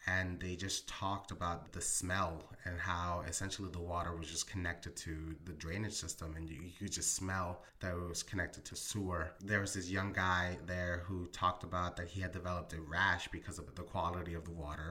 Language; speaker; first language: English; early bilingual, other home language; Spanish